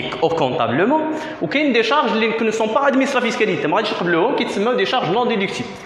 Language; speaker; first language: French; non-native, local second language; Arabic